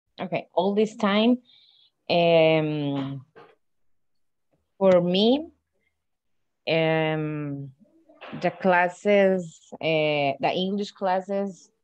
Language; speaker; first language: English; non-native, learner; Spanish